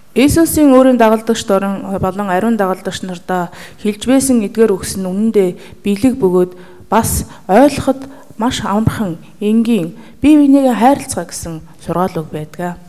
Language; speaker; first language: Mongolian; native; Mongolian